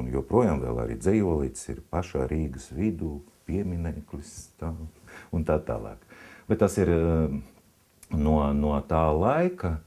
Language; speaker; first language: Latvian; non-native, local second language; Russian